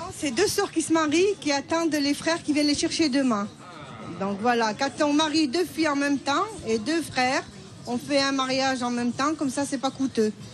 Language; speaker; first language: French; native; French